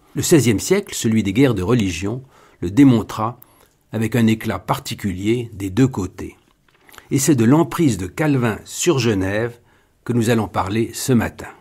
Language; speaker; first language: French; native; French